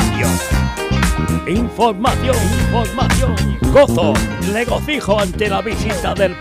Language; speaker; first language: Spanish; native; Spanish